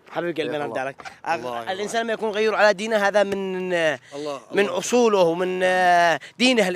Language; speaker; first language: Arabic; native; Arabic